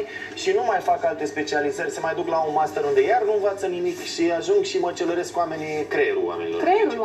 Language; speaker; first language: Romanian; native; Romanian